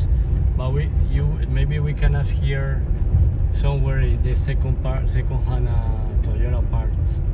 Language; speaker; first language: English; non-native, fluent; Spanish